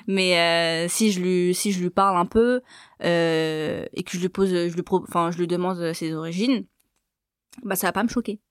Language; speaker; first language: French; native; French